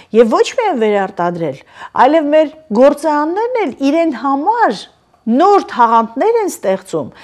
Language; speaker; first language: Armenian; native; Armenian